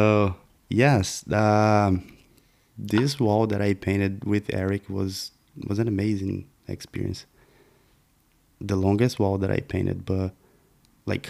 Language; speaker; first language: English; non-native, fluent; Portuguese